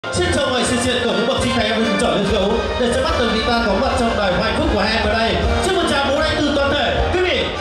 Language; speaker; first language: Vietnamese; native; Vietnamese